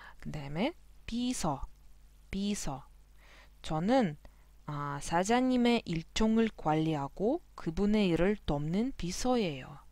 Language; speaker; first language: Korean; non-native, fluent; Russian